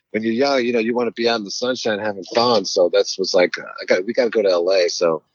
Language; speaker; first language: English; native; English